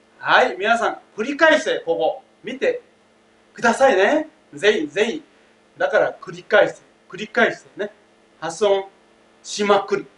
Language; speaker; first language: Japanese; non-native, fluent; Thai